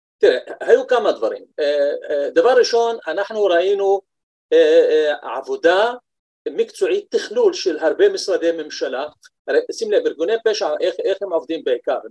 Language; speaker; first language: Hebrew; non-native, local second language; Arabic